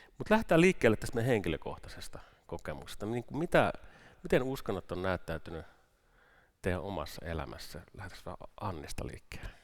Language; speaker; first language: Finnish; native; Finnish